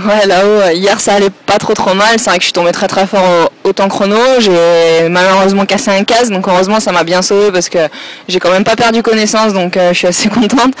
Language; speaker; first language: French; native; French